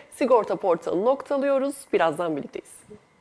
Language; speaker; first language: Turkish; native; Turkish